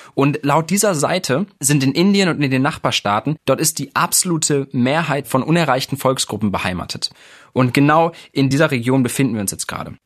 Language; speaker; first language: German; native; German